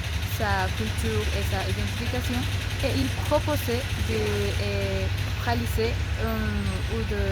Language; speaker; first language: French; non-native, learner; Spanish